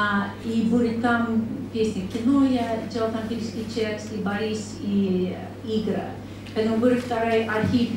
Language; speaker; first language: Russian; non-native, learner; English